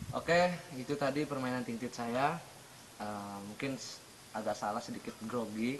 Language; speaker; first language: Indonesian; non-native, local second language; Sundanese